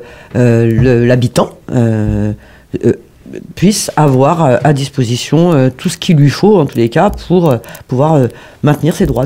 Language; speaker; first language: French; native; French